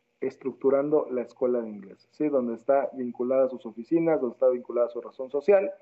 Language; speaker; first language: Spanish; native; Spanish